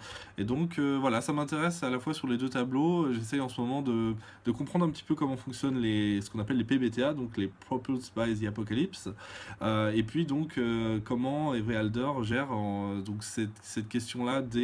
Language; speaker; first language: French; native; French